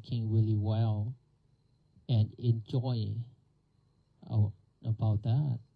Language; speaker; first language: English; non-native, learner; Thai